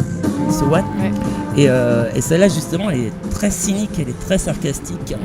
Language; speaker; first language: French; native; French